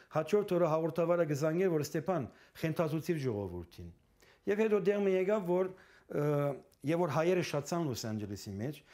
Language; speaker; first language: Armenian; early bilingual, heritage; Armenian